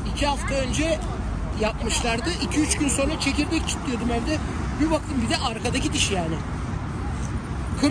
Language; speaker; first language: Turkish; native; Turkish